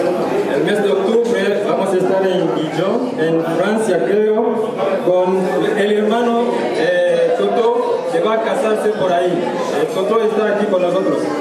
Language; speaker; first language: Spanish; non-native, learner; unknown